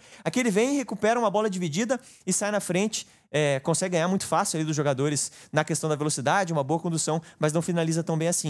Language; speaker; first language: Portuguese; native; Portuguese